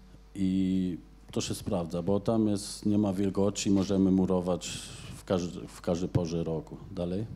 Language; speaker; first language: Polish; non-native, fluent; German